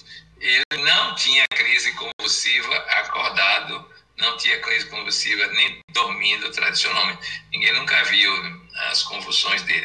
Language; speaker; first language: Portuguese; native; Portuguese